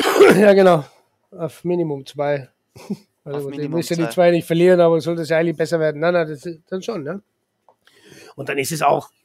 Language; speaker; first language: German; native; German